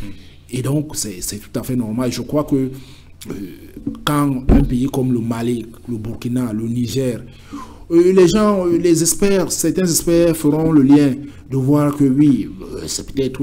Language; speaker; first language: French; native; French